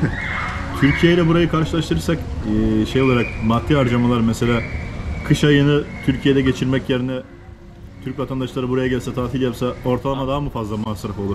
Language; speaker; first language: Turkish; native; Turkish